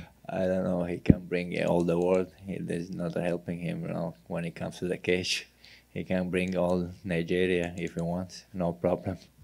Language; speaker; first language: English; non-native, learner; Chechen